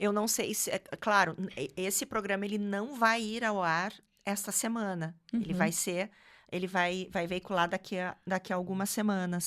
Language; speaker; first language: Portuguese; native; Portuguese